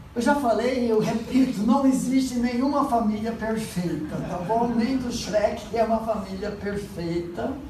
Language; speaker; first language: Portuguese; non-native, fluent; English